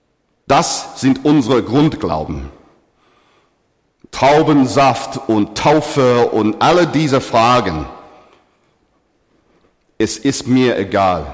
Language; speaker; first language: German; non-native, fluent; English